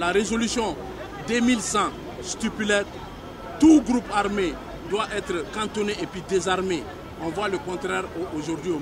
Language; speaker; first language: French; non-native, local second language; Bambara